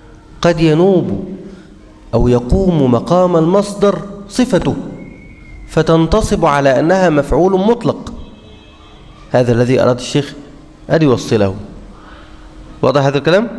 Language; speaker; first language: Arabic; native; Arabic